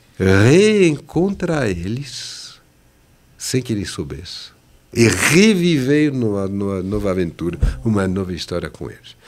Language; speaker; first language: Portuguese; non-native, fluent; French